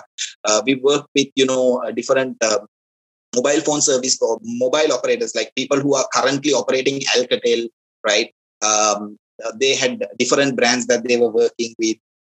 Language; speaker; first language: English; non-native, local second language; Sinhala